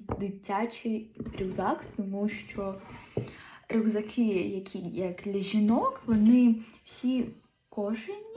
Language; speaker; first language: Ukrainian; non-native, local second language; Russian